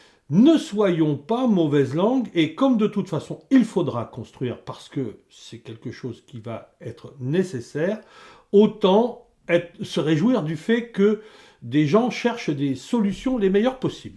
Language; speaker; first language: French; native; French